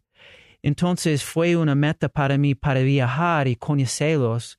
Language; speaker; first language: Spanish; non-native, learner; English